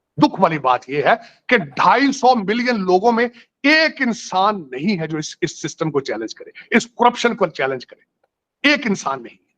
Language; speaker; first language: Urdu; non-native, local second language; Punjabi